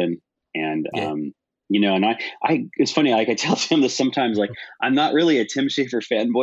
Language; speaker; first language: English; native; English